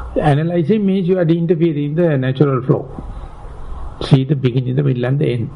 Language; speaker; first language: English; non-native, local second language; Sinhala